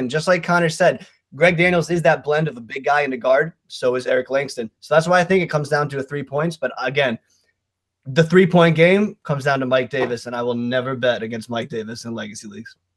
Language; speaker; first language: English; native; English